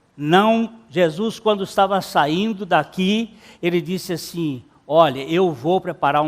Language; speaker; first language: Portuguese; native; Portuguese